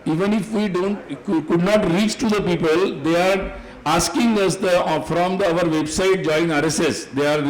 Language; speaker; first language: English; non-native, local second language; Hindi